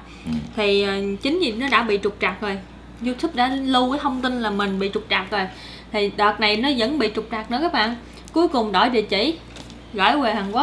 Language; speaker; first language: Vietnamese; native; Vietnamese